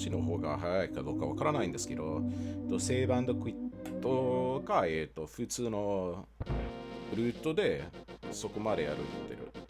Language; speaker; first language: Japanese; non-native, fluent; English